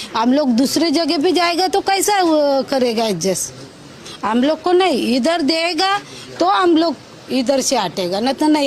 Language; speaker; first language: Hindi; non-native, local second language; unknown